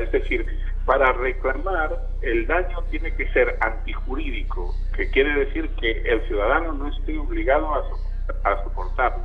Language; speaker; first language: Spanish; native; Spanish